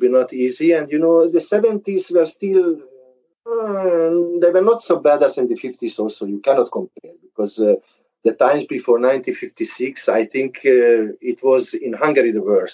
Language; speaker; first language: English; early bilingual, other home language; Hungarian